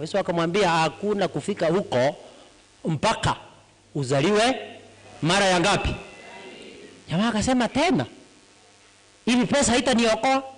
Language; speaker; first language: Swahili; non-native, local second language; Gusii